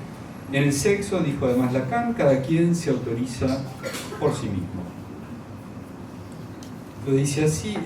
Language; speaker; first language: Spanish; native; Spanish